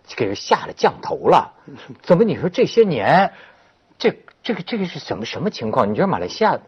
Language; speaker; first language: Chinese; native; Chinese